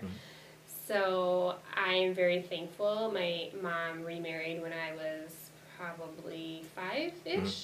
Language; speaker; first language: English; native; English